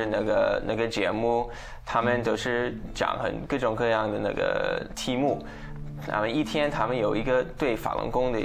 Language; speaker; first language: Chinese; non-native, fluent; English